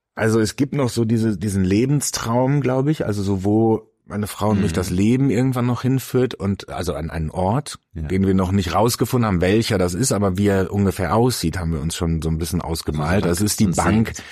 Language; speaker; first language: German; native; German